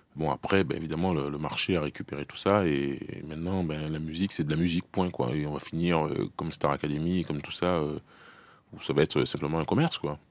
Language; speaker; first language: French; native; French